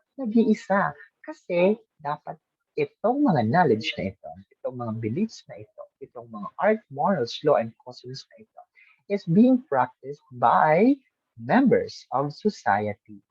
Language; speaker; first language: Filipino; non-native, local second language; Bikol